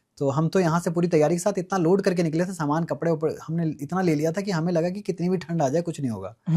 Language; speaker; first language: Hindi; native; Hindi